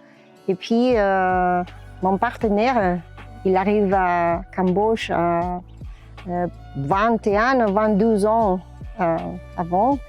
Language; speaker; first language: French; non-native, learner; Spanish